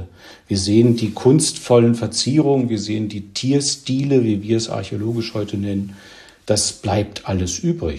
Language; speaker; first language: German; native; German